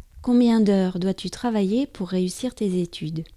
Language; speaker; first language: French; native; French